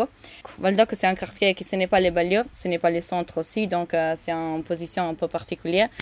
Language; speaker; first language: French; non-native, learner; Italian